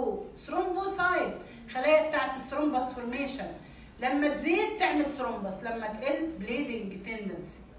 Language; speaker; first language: Arabic; native; Arabic